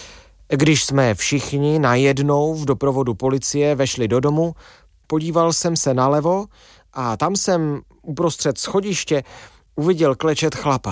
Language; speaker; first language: Czech; native; Czech